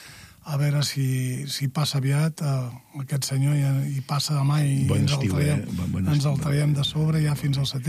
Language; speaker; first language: Catalan; native; Catalan